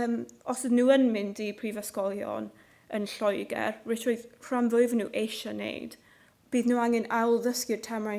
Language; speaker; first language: Welsh; non-native, local second language; English